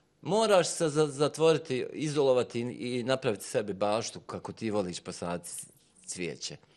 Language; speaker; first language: Bosnian; native; Bosnian